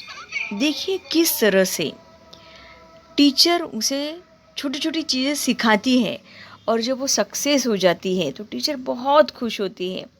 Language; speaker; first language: Hindi; native; Hindi